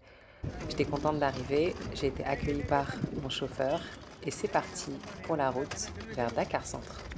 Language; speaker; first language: French; native; French